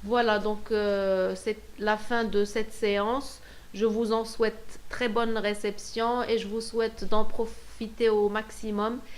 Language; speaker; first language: French; non-native, local second language; Arabic